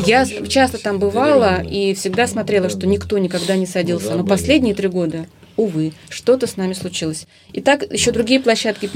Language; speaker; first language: Russian; native; Russian